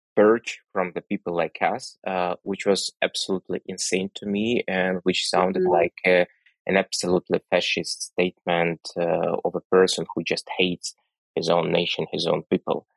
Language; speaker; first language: English; non-native, fluent; Russian